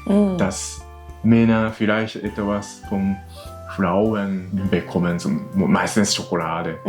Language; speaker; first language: German; non-native, learner; Japanese